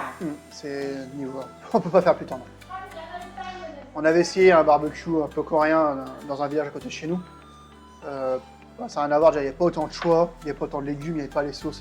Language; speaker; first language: French; native; French